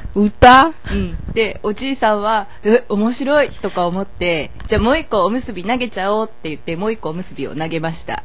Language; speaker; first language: Japanese; native; Japanese